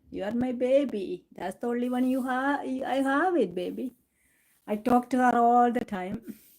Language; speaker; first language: English; non-native, local second language; Malayalam